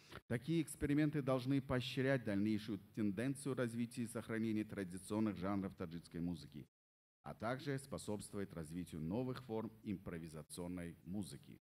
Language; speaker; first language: Russian; non-native, local second language; Persian